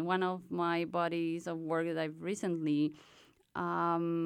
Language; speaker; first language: English; non-native, fluent; Polish